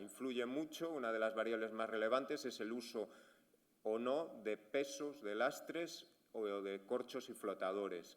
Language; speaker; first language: Spanish; native; Spanish